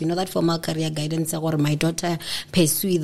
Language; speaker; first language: English; non-native, local second language; Northern Sotho